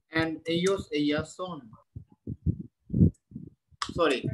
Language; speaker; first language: Spanish; non-native, learner; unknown